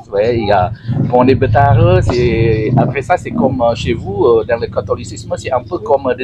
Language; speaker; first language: French; non-native, learner; Indonesian